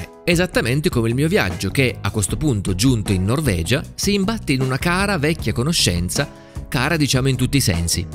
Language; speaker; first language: Italian; native; Italian